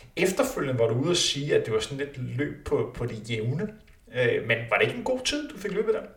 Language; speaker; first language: Danish; native; Danish